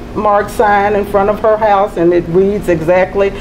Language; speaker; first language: English; native; English